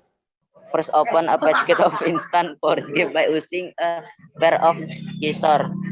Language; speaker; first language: English; non-native, learner; Indonesian